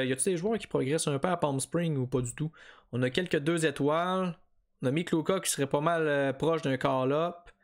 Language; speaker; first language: French; native; French